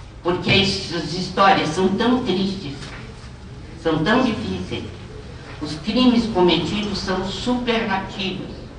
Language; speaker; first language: Portuguese; native; Portuguese